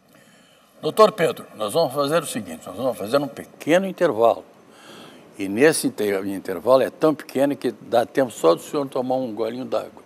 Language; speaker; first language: Portuguese; native; Portuguese